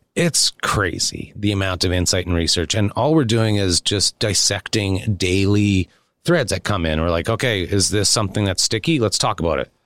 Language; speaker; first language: English; native; English